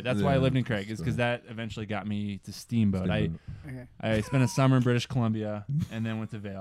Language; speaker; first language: English; native; English